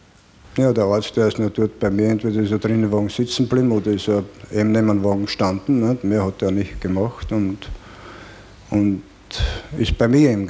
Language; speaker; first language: German; native; German